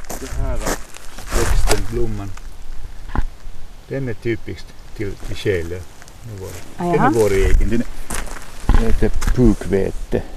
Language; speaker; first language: Swedish; non-native, local second language; Finnish